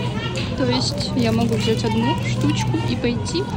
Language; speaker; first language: Russian; native; Russian